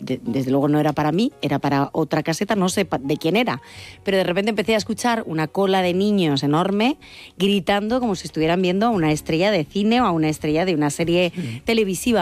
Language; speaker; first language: Spanish; native; Spanish